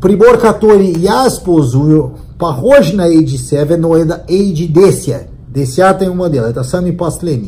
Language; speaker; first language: Russian; non-native, learner; Portuguese